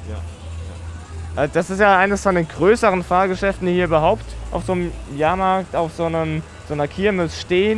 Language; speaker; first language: German; native; German